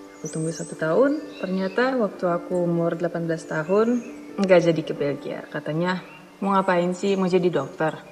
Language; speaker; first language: Indonesian; non-native, fluent; Dutch